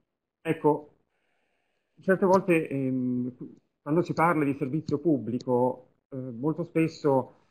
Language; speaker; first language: Italian; native; Italian